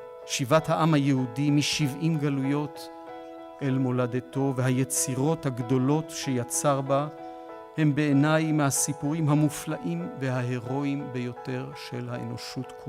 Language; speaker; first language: Hebrew; native; Hebrew